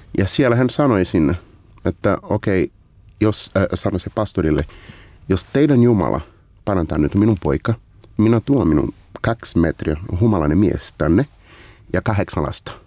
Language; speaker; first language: Finnish; non-native, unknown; Portuguese